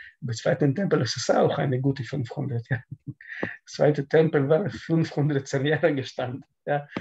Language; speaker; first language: German; non-native, learner; Russian